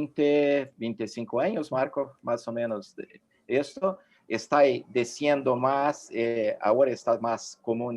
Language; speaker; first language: Spanish; non-native, fluent; Portuguese